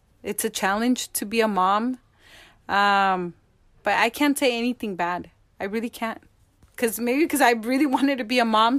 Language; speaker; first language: English; early bilingual, other home language; Spanish